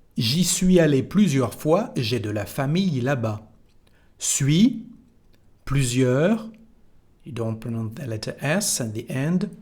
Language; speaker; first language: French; native; French